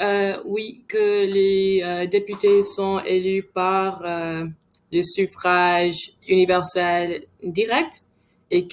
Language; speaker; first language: French; non-native, fluent; English